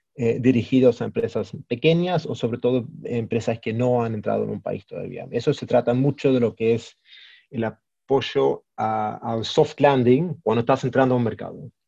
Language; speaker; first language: Spanish; early bilingual, heritage; Swedish